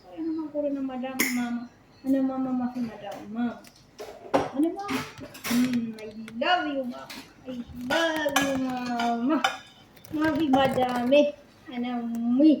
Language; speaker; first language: Arabic; non-native, learner; Amharic